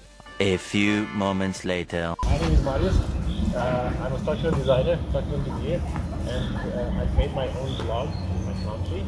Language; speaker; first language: English; non-native, learner; Romanian